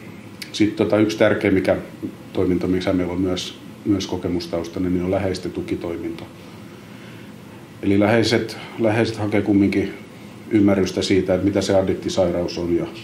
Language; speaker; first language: Finnish; native; Finnish